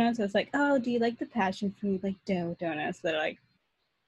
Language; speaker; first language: English; non-native, fluent; Spanish